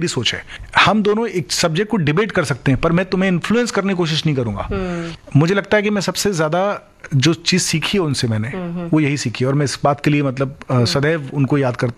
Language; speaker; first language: Hindi; non-native, local second language; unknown